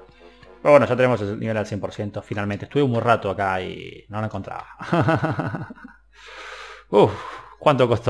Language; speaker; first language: Spanish; native; Spanish